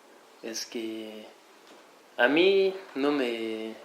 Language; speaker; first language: Spanish; non-native, fluent; French